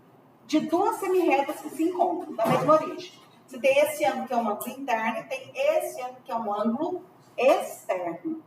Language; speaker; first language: Portuguese; native; Portuguese